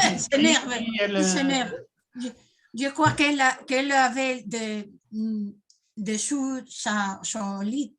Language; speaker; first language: French; non-native, fluent; Spanish